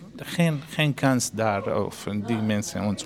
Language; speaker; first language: Dutch; non-native, learner; Arabic